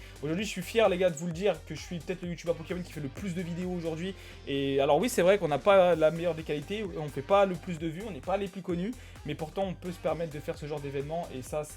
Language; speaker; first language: French; native; French